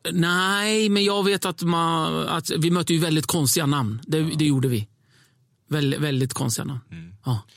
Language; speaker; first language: Swedish; early bilingual, other home language; Kurdish